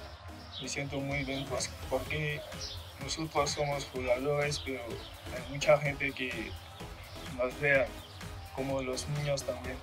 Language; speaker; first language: Spanish; non-native, learner; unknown